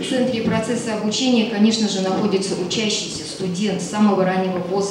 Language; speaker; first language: Russian; native; Russian